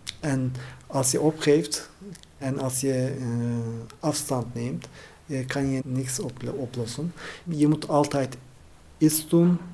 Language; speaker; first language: Dutch; non-native, learner; Turkish